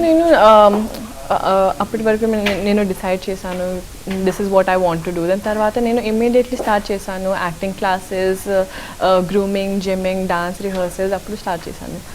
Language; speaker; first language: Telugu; non-native, local second language; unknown